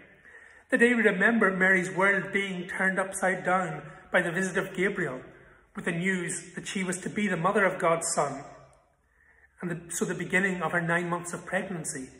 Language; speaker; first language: English; native; English